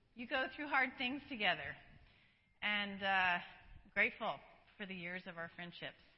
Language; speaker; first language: English; native; English